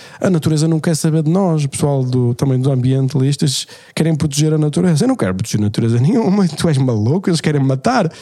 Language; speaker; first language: Portuguese; native; Portuguese